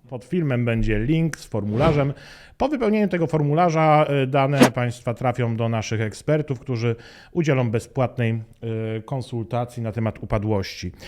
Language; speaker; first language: Polish; native; Polish